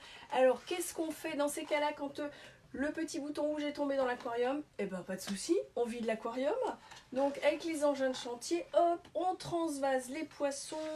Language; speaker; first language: French; native; French